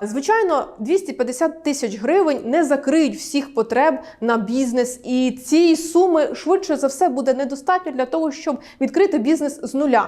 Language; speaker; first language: Ukrainian; native; Ukrainian